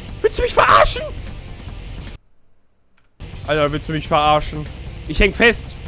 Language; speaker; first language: German; native; German